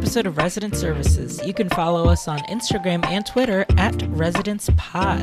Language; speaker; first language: English; non-native, local second language; Filipino